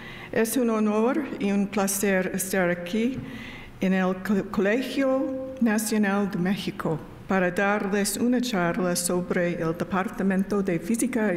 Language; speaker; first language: Spanish; non-native, learner; English